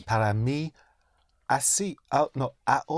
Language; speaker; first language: Spanish; non-native, learner; English